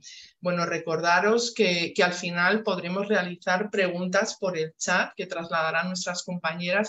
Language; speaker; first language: Spanish; native; Spanish